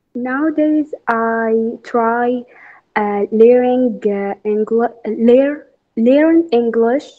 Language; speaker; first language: English; non-native, fluent; Arabic